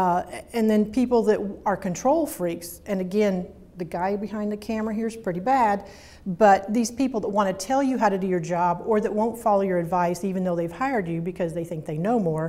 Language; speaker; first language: English; native; English